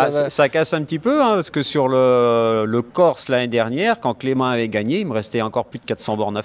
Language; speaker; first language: French; native; French